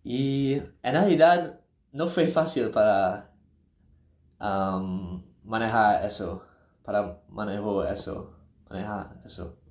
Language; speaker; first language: Spanish; non-native, learner; English